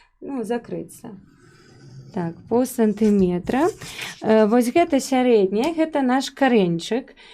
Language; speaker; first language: Belarusian; native; Belarusian